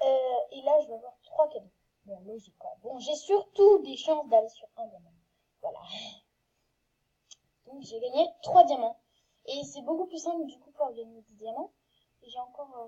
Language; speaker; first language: French; native; French